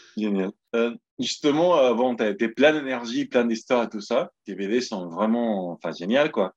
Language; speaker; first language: French; non-native, fluent; Spanish